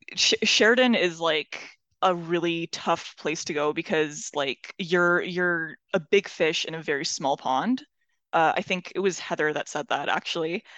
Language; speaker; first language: English; non-native, fluent; Persian